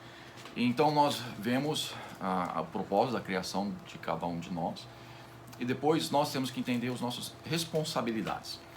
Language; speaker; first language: Portuguese; non-native, fluent; English